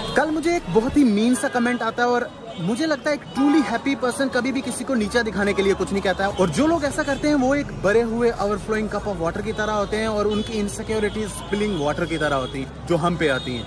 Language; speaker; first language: Hindi; native; Hindi